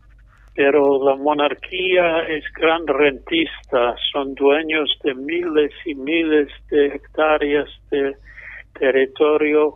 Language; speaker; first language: Spanish; non-native, fluent; English